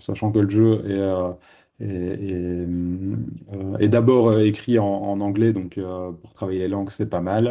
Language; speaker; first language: French; native; French